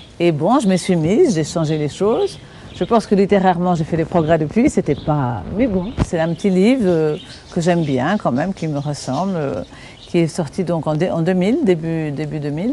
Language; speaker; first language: French; native; French